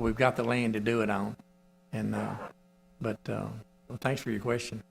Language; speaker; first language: English; native; English